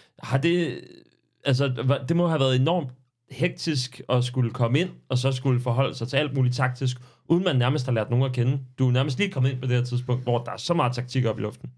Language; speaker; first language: Danish; native; Danish